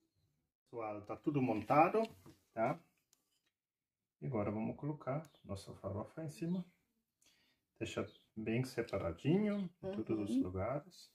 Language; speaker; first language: Portuguese; non-native, fluent; German